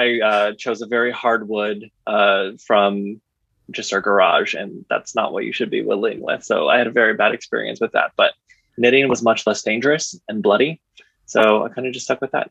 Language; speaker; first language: English; native; English